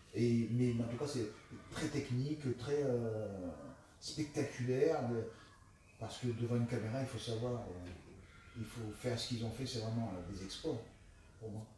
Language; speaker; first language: French; early bilingual, other home language; Italian